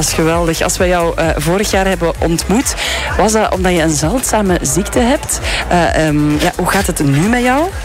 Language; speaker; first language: Dutch; native; Dutch